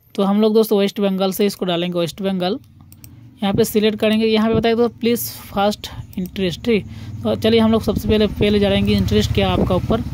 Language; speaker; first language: Hindi; non-native, local second language; Bangla